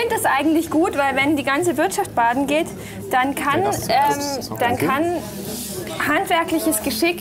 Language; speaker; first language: German; native; German